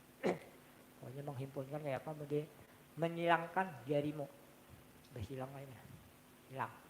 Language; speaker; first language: Indonesian; non-native, local second language; Banjar